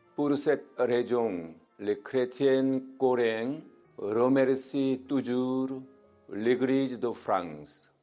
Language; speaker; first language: French; non-native, fluent; Korean